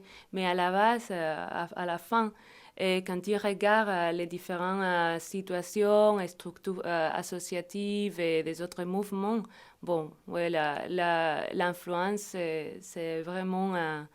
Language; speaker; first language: French; non-native, fluent; Spanish